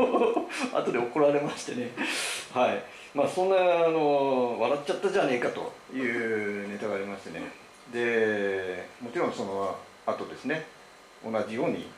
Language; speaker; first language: Japanese; native; Japanese